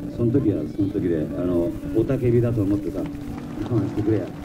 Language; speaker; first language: Japanese; native; Japanese